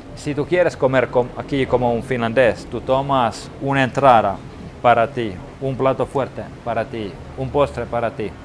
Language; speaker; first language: Spanish; non-native, learner; Finnish